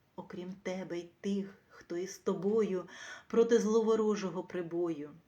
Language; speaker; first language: Ukrainian; native; Ukrainian